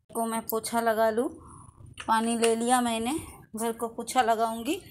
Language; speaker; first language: Hindi; non-native, local second language; Bangla